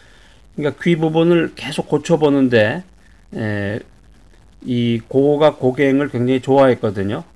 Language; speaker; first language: Korean; native; Korean